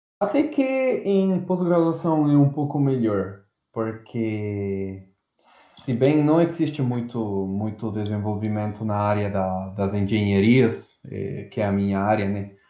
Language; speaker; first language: Portuguese; non-native, fluent; Spanish